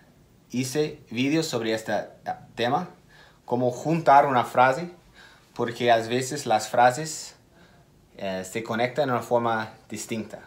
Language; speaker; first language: Spanish; non-native, fluent; English